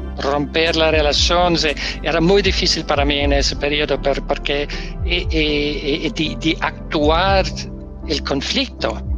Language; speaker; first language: Spanish; non-native, learner; Danish